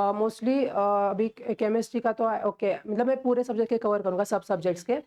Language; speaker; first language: Hindi; non-native, local second language; Marathi